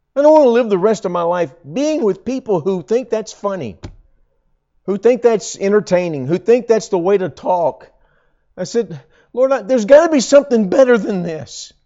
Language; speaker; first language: English; native; English